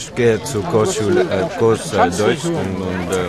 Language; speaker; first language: German; non-native, learner; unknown